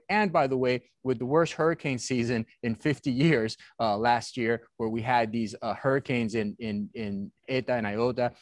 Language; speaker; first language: English; native; English